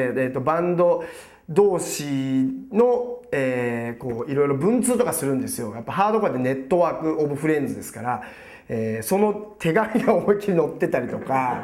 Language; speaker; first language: Japanese; native; Japanese